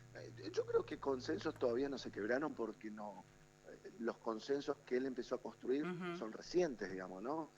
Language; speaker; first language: Spanish; native; Spanish